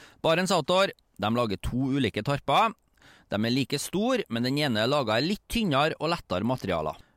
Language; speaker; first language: Norwegian; native; Norwegian